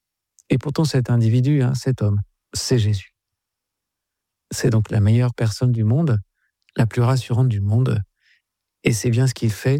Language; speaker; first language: French; native; French